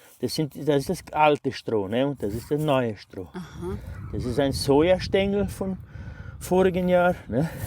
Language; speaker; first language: German; early bilingual, heritage; German